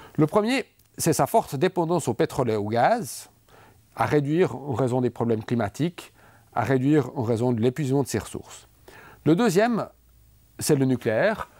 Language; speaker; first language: French; native; French